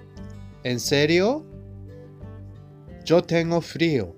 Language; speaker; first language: Spanish; non-native, fluent; Japanese